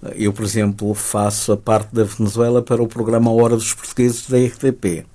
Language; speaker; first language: Portuguese; early bilingual, heritage; Spanish